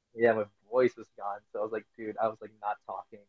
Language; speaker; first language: English; non-native, local second language; Filipino